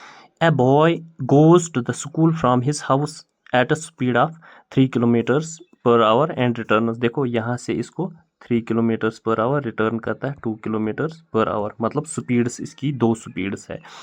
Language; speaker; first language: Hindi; non-native, local second language; Kashmiri